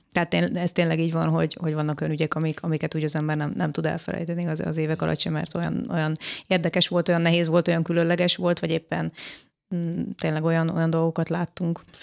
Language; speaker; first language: Hungarian; native; Hungarian